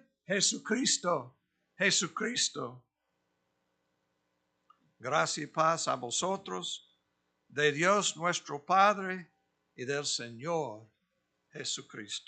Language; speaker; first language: Spanish; non-native, fluent; English